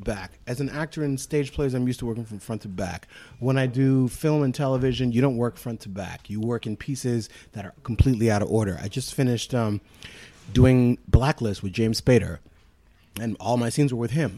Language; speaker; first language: English; non-native, local second language; Shona